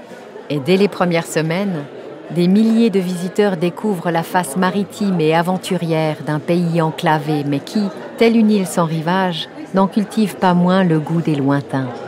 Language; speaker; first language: French; native; French